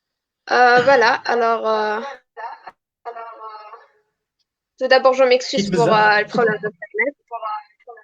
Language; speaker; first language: French; non-native, local second language; Arabic